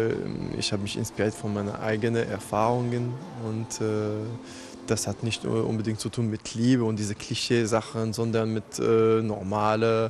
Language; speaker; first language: German; non-native, fluent; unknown